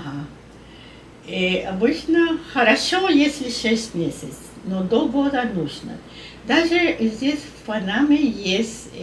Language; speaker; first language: Russian; non-native, learner; Spanish